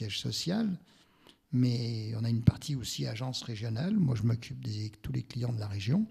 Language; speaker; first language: French; native; French